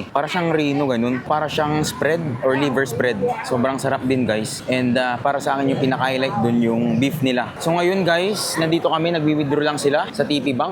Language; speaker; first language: Filipino; native; Filipino